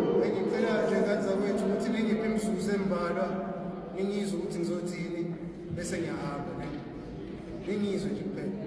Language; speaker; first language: Zulu; native; Zulu